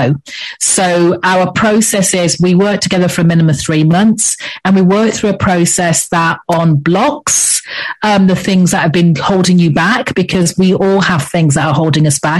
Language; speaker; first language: English; native; English